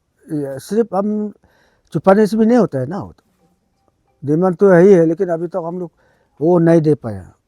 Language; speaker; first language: Hindi; non-native, local second language; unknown